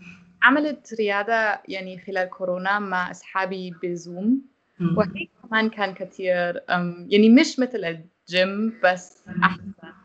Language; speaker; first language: Arabic; non-native, learner; German